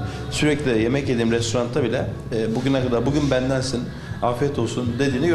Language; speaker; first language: Turkish; native; Turkish